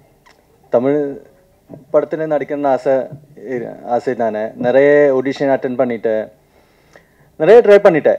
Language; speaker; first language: Tamil; non-native, learner; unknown